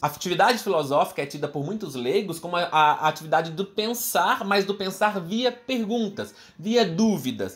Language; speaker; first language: Portuguese; native; Portuguese